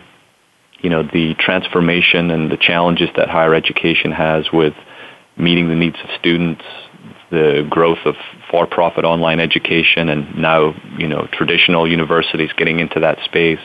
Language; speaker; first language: English; native; English